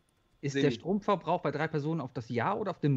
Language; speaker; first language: German; native; German